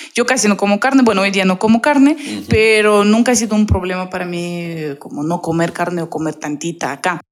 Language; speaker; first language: Spanish; non-native, fluent; Russian